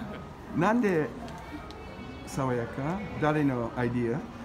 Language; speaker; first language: Japanese; non-native, learner; English